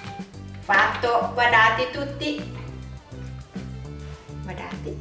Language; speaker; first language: Italian; non-native, learner; Thai